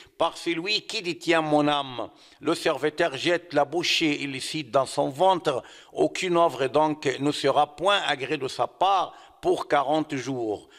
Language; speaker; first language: French; non-native, fluent; Arabic